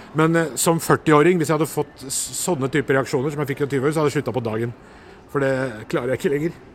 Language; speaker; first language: Norwegian; early bilingual, other home language; Urdu